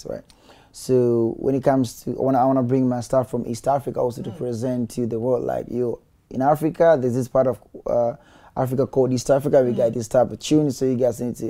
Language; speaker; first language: English; non-native, local second language; Swahili